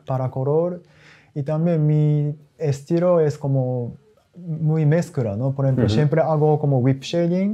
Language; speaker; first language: Spanish; non-native, learner; Japanese